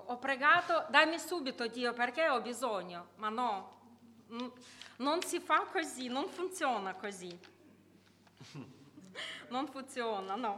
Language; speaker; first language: Italian; non-native, learner; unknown